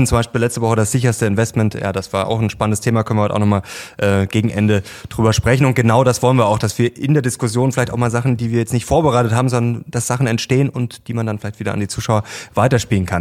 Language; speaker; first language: German; native; German